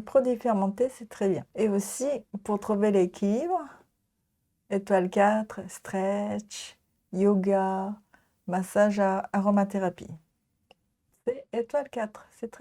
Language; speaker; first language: French; non-native, learner; Japanese